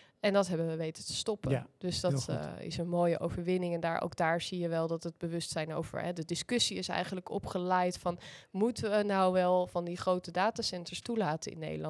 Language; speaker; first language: Dutch; native; Dutch